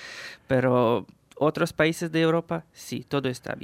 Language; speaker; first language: Spanish; non-native, fluent; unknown